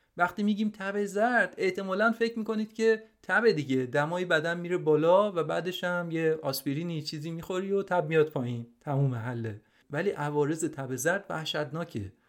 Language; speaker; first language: Persian; native; Persian